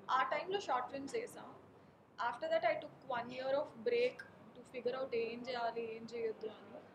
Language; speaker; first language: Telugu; non-native, local second language; Marathi